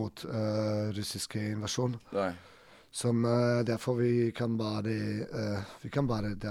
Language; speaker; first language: Norwegian; non-native, learner; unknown